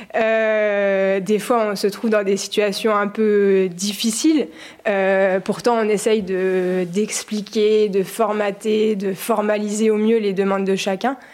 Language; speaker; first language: French; native; French